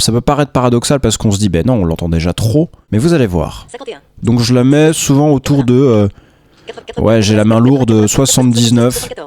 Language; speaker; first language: French; native; French